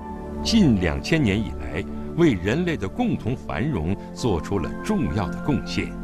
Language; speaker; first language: Chinese; native; Chinese